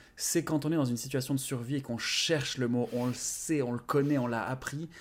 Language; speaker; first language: French; native; French